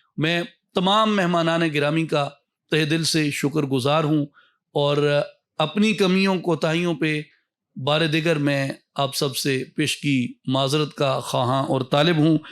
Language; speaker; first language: Urdu; non-native, local second language; Punjabi